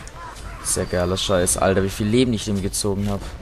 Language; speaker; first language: German; native; German